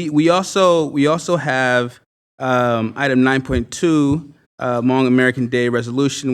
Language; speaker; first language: English; native; English